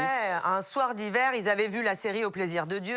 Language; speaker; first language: French; native; French